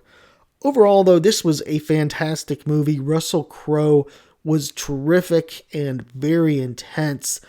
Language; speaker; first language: English; native; English